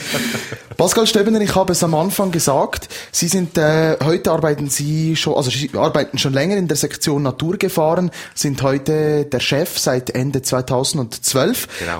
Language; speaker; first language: German; native; German